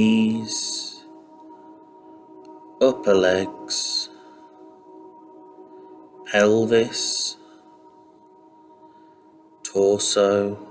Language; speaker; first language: English; native; English